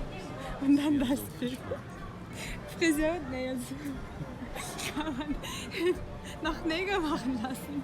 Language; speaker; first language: German; non-native, fluent; Mongolian